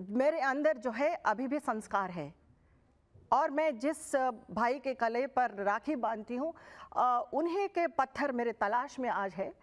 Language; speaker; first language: Hindi; non-native, local second language; Telugu